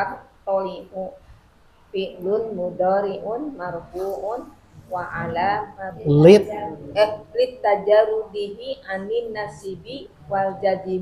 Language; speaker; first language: Arabic; non-native, learner; Indonesian